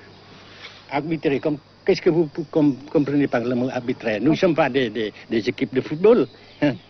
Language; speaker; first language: French; non-native, local second language; Vietnamese